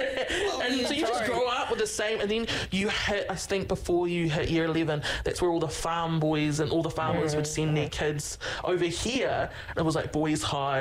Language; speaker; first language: English; native; English